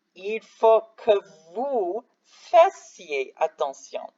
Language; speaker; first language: French; non-native, fluent; English